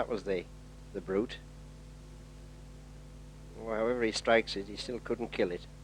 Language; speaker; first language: English; native; English